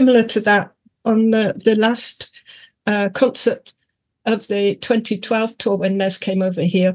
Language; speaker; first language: English; native; English